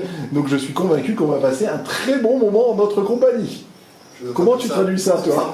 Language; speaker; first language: French; native; French